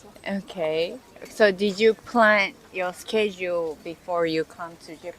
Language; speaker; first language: English; non-native, learner; Japanese